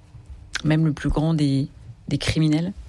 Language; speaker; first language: French; native; French